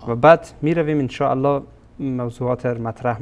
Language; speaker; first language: Persian; native; Persian